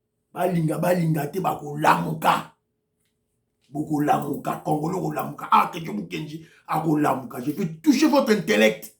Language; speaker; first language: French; non-native, local second language; Lingala